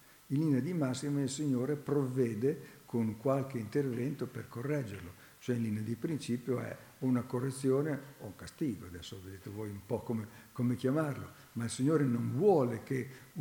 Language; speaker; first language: Italian; native; Italian